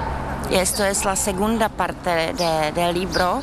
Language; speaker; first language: Spanish; non-native, fluent; Czech